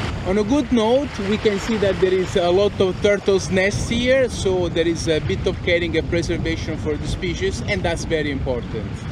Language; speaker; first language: English; non-native, fluent; Italian